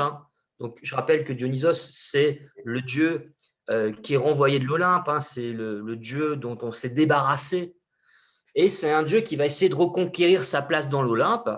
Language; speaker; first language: French; native; French